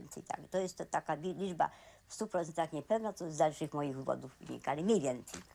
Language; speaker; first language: Polish; native; Polish